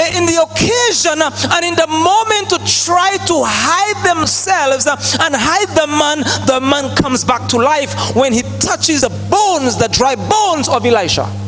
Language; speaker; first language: English; non-native, local second language; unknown